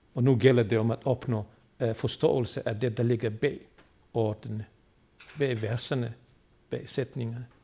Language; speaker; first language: Danish; native; Danish